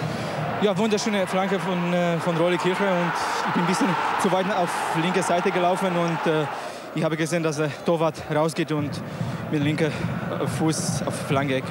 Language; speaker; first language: German; non-native, fluent; Polish